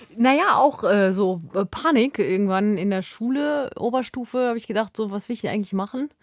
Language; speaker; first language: German; native; German